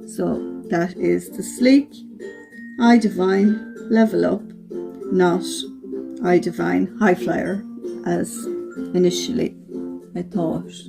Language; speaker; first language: English; native; English